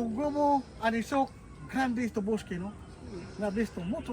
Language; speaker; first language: Spanish; non-native, learner; Filipino